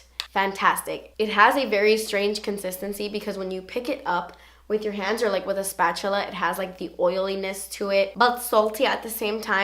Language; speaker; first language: English; native; English